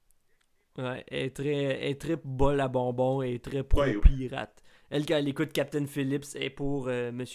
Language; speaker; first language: French; native; French